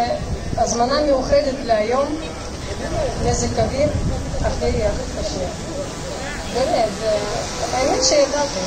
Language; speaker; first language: Hebrew; non-native, fluent; Russian